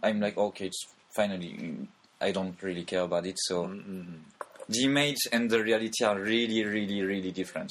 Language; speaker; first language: English; non-native, fluent; French